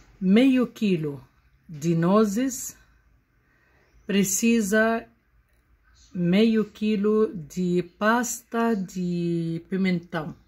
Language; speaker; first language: Portuguese; non-native, learner; Arabic